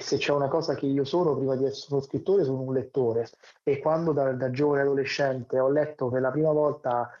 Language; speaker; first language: Italian; native; Italian